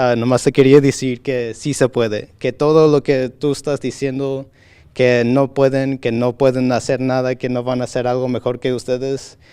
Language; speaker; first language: Spanish; native; Spanish